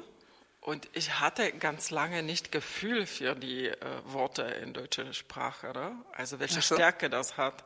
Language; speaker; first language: German; non-native, fluent; Czech